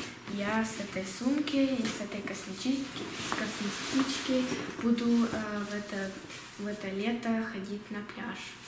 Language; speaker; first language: Russian; early bilingual, heritage; Russian